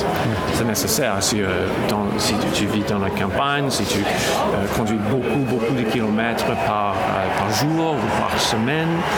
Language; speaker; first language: French; non-native, local second language; English